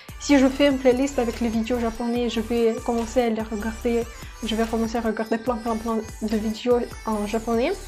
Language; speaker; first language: French; non-native, fluent; Russian